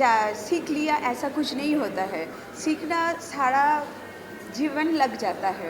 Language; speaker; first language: Hindi; non-native, local second language; Bangla